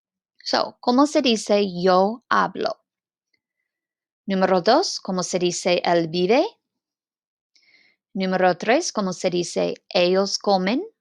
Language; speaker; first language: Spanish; non-native, fluent; English